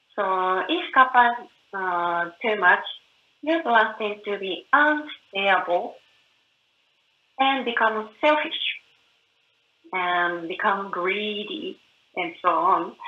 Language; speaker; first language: English; non-native, learner; Japanese